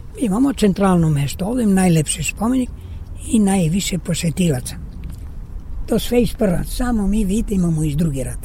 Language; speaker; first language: Serbian; early bilingual, heritage; Serbian